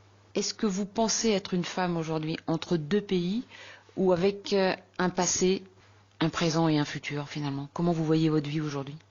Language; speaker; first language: French; native; French